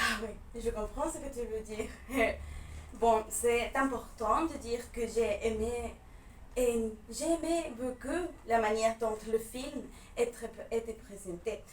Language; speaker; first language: French; non-native, fluent; Spanish